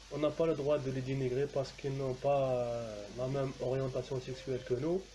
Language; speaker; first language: French; non-native, local second language; Arabic